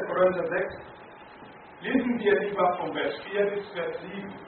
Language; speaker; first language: German; non-native, learner; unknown